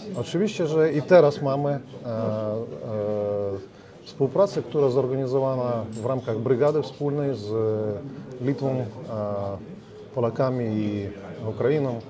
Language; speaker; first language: Polish; non-native, learner; Ukrainian